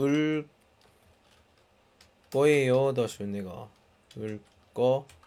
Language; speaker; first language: Korean; native; Korean